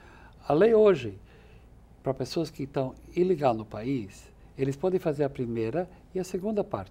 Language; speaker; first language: Portuguese; non-native, fluent; English